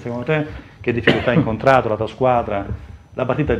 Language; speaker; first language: Italian; native; Italian